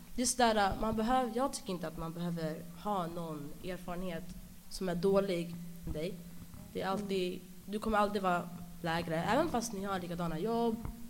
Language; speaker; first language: Swedish; early bilingual, other home language; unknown